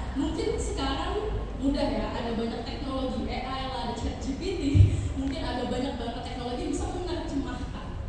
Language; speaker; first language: Indonesian; native; Indonesian